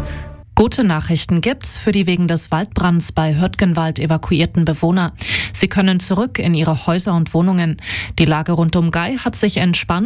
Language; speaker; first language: German; native; German